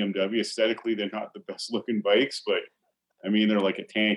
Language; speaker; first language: English; native; English